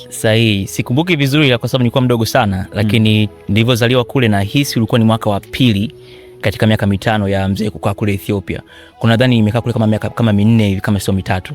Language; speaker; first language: Swahili; native; Swahili